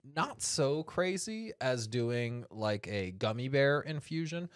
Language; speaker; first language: English; native; English